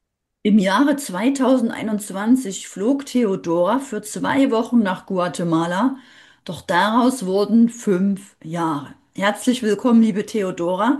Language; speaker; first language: German; native; German